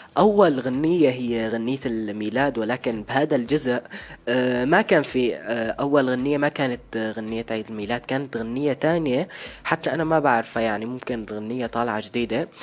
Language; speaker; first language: Arabic; native; Arabic